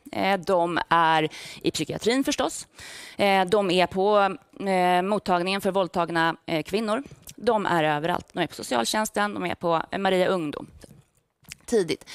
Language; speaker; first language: Swedish; native; Swedish